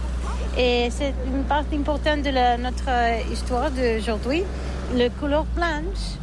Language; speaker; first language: French; non-native, learner; Catalan